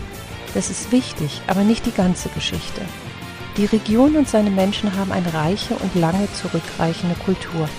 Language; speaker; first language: German; native; German